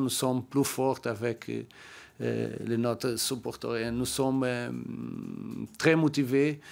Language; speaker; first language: French; non-native, learner; Portuguese